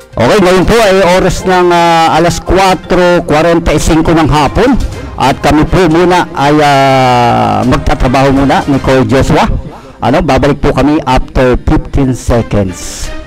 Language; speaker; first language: Filipino; native; Filipino